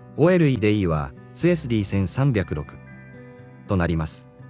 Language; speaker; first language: Japanese; native; Japanese